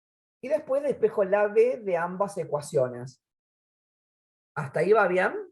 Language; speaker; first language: Spanish; native; Spanish